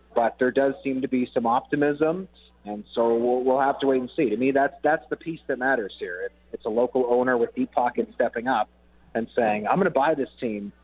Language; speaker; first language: English; native; English